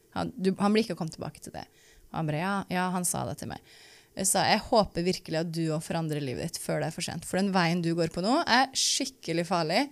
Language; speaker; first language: Norwegian; native; Norwegian